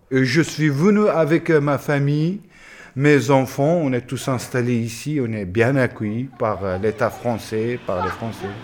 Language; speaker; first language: French; non-native, fluent; Pashto